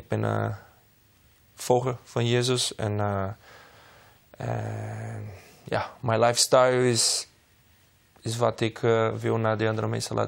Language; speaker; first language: Dutch; non-native, learner; Portuguese